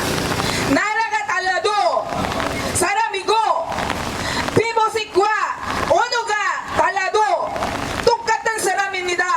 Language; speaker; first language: Korean; non-native, fluent; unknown